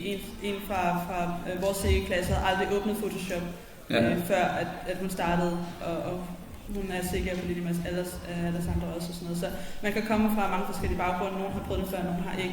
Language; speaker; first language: Danish; native; Danish